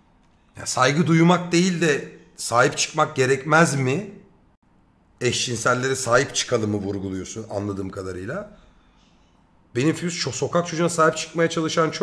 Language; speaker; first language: Turkish; native; Turkish